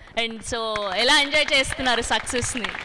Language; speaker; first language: Telugu; native; Telugu